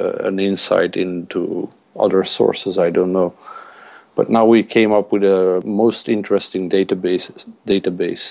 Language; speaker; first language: English; non-native, fluent; Dutch